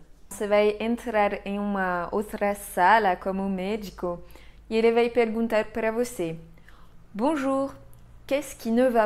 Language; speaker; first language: Portuguese; non-native, fluent; French